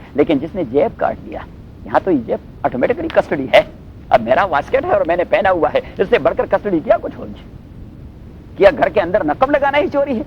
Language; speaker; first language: Urdu; non-native, local second language; Pashto